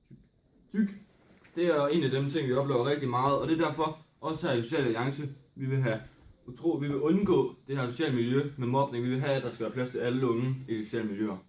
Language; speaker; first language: Danish; native; Danish